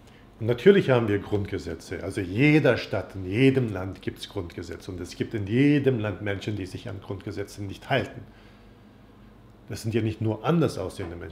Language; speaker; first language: German; non-native, fluent; Turkish